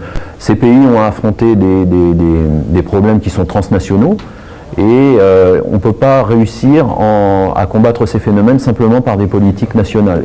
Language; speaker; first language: French; native; French